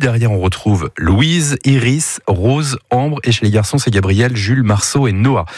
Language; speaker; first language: French; native; French